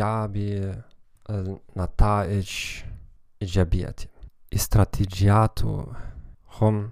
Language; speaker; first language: Arabic; non-native, learner; German